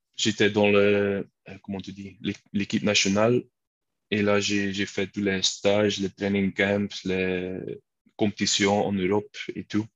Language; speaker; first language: French; non-native, local second language; Dutch